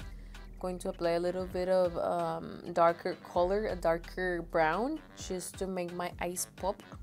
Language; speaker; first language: English; non-native, fluent; Spanish